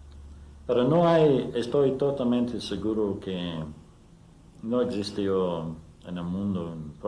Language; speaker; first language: Spanish; non-native, learner; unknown